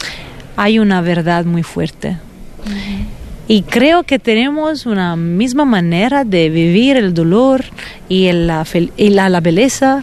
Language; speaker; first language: Spanish; non-native, fluent; Italian